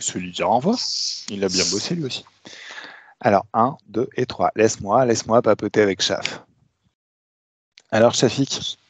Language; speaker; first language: French; native; French